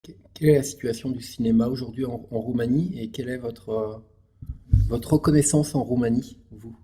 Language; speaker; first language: French; native; French